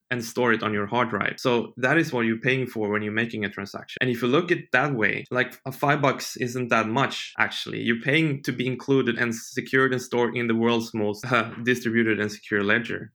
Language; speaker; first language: English; non-native, fluent; Swedish